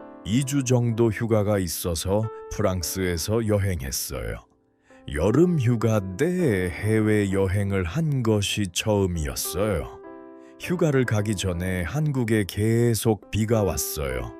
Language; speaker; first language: Korean; non-native, learner; Uzbek